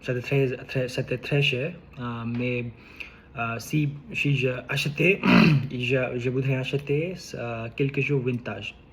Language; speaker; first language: French; non-native, learner; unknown